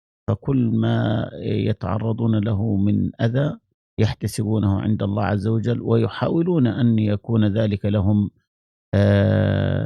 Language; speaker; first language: Arabic; native; Arabic